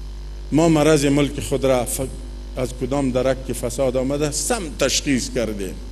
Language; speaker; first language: Persian; non-native, local second language; Pashto